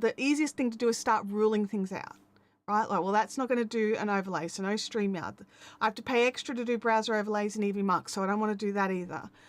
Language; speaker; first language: English; native; English